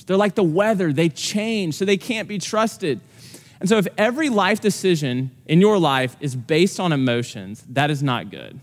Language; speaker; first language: English; native; English